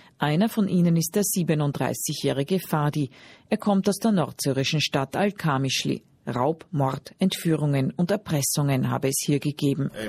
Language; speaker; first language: German; native; German